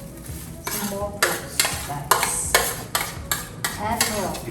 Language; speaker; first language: English; non-native, learner; Filipino